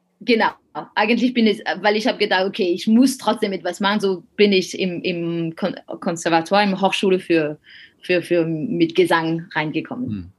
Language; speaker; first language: German; non-native, fluent; French